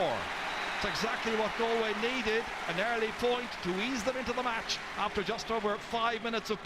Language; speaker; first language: English; native; English